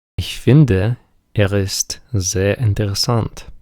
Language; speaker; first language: German; non-native, fluent; Ukrainian